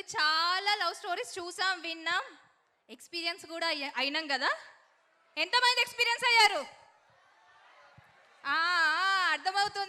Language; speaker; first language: Telugu; native; Telugu